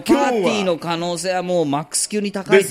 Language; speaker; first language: Japanese; native; Japanese